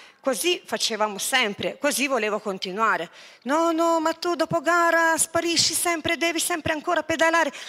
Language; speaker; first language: Italian; non-native, fluent; Lithuanian